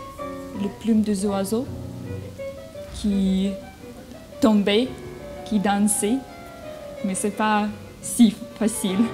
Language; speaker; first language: French; non-native, learner; Russian